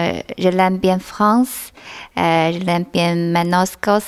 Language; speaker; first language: French; non-native, learner; Chinese